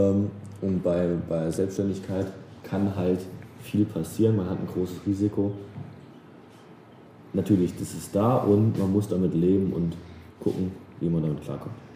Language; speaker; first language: German; native; German